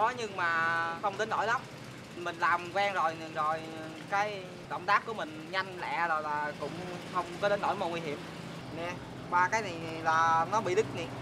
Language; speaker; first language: Vietnamese; native; Vietnamese